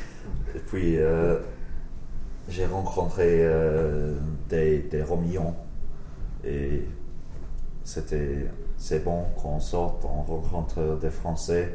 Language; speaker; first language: French; non-native, learner; English